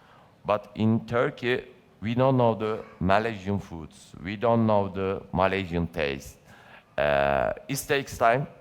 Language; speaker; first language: English; non-native, learner; Turkish